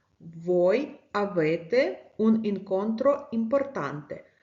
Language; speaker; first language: Italian; non-native, fluent; Ukrainian